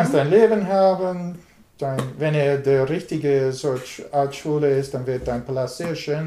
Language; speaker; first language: German; non-native, learner; English